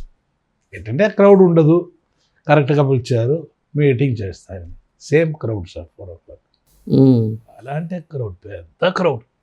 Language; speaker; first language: Telugu; non-native, local second language; Tamil